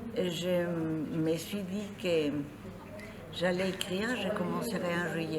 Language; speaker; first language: French; non-native, fluent; Spanish